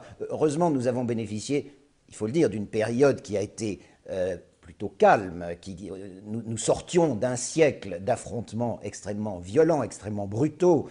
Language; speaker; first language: French; native; French